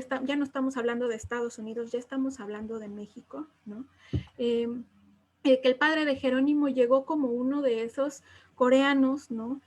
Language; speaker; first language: Spanish; native; Spanish